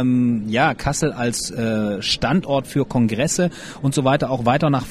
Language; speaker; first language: German; native; German